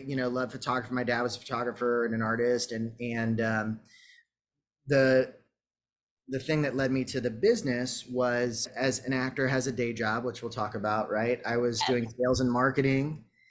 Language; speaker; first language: English; native; English